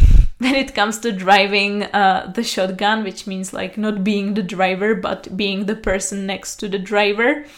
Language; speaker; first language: English; non-native, fluent; Czech